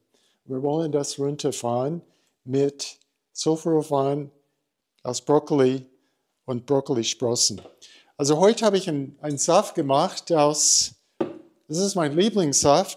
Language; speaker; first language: German; non-native, fluent; English